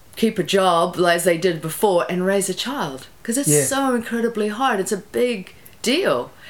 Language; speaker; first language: English; native; English